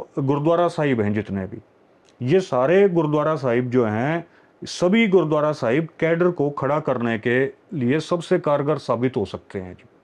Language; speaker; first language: Hindi; native; Hindi